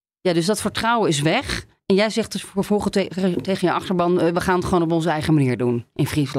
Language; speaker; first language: Dutch; native; Dutch